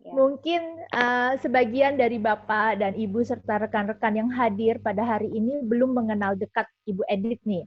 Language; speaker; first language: Indonesian; native; Indonesian